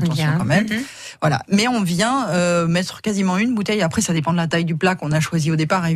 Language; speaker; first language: French; native; French